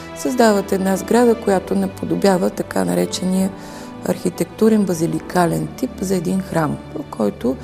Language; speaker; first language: Bulgarian; native; Bulgarian